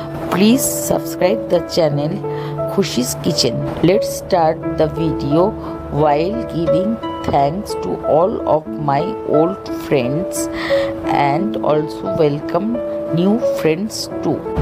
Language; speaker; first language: English; non-native, local second language; Bangla